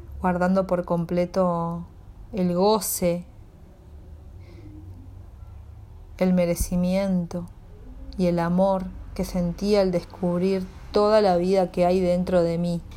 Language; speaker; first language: Spanish; native; Spanish